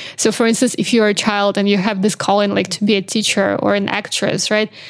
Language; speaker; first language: English; non-native, fluent; Belarusian